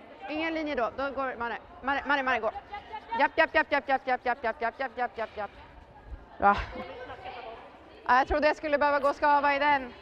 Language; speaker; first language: Swedish; native; Swedish